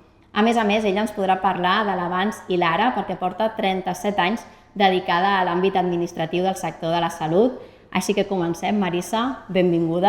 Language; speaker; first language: Catalan; native; Catalan